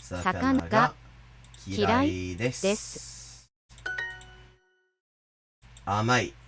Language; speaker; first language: Japanese; non-native, fluent; English